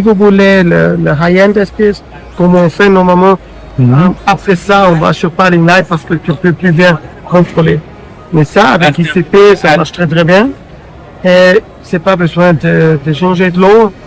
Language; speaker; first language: French; non-native, learner; German